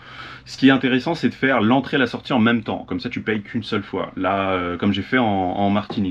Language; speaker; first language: French; native; French